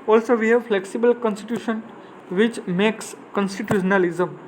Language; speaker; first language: English; non-native, local second language; Gujarati